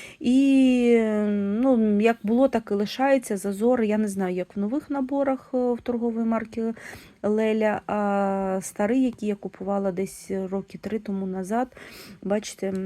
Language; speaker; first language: Ukrainian; non-native, local second language; Russian